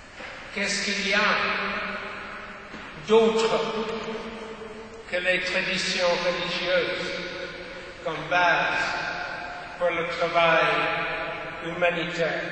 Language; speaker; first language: French; non-native, fluent; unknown